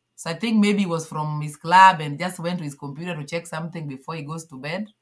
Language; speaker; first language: English; non-native, local second language; Luo (Kenya and Tanzania)